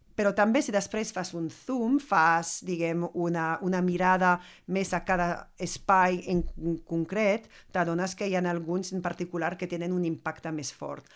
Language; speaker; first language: Catalan; non-native, fluent; French